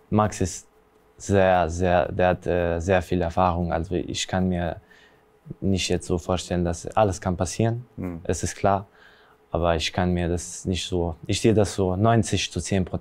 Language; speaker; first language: German; early bilingual, other home language; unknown